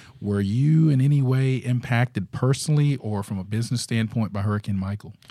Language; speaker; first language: English; native; English